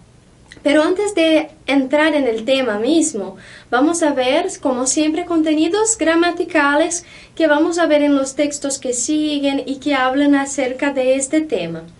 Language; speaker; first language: Spanish; non-native, fluent; Portuguese